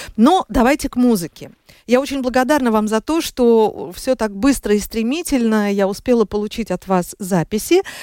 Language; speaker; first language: Russian; native; Russian